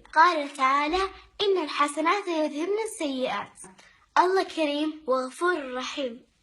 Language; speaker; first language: Arabic; native; Arabic